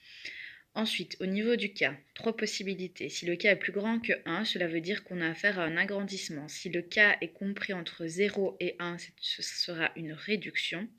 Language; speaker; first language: French; native; French